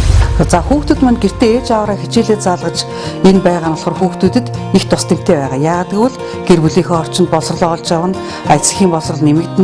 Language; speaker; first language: Mongolian; native; Mongolian